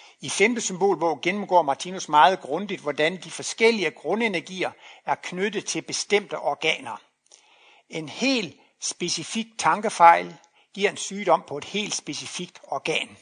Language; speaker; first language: Danish; native; Danish